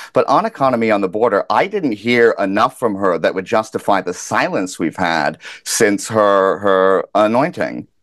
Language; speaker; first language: English; native; English